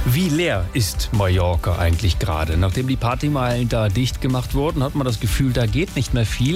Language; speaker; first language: German; native; German